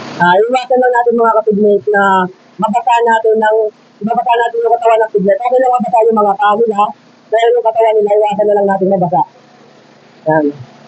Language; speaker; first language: Filipino; native; Filipino